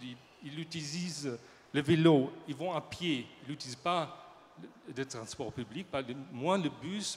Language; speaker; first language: French; non-native, learner; German